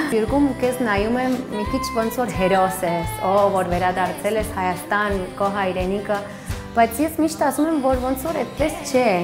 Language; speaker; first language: Armenian; early bilingual, heritage; Armenian